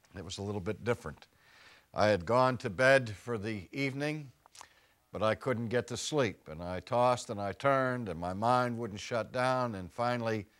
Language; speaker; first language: English; native; English